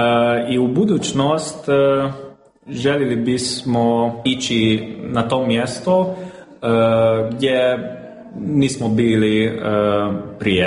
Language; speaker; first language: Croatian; non-native, local second language; Hungarian